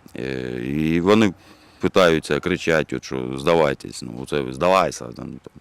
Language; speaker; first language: Ukrainian; non-native, local second language; Russian